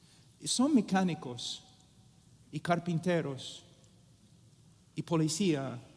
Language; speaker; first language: Spanish; non-native, fluent; English